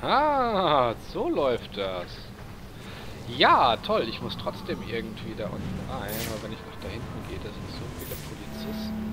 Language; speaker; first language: German; native; German